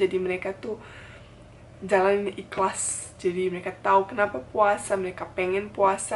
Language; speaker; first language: Indonesian; non-native, fluent; Bosnian